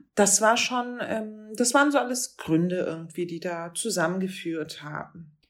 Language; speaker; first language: German; native; German